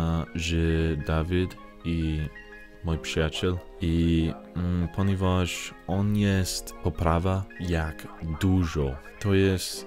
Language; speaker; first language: Polish; non-native, learner; English